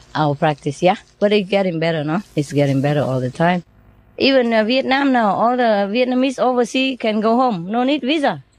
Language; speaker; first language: English; non-native, fluent; Vietnamese